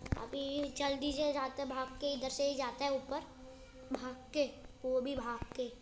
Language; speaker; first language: Hindi; non-native, local second language; Marathi